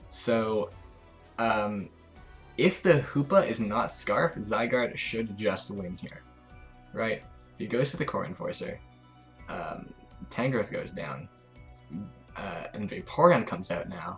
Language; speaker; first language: English; native; English